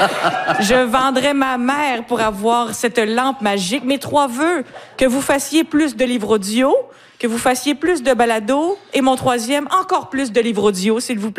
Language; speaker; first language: French; native; French